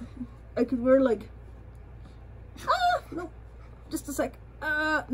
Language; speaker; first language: English; native; English